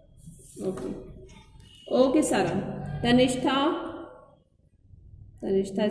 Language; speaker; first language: English; non-native, local second language; Hindi